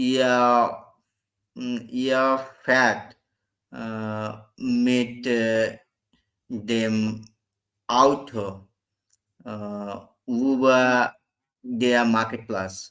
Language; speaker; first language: German; non-native, learner; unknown